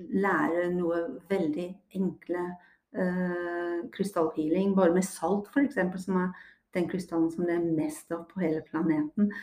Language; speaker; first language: Norwegian; non-native, fluent; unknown